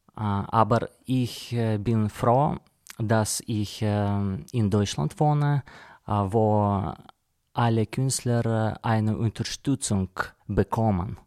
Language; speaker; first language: German; non-native, learner; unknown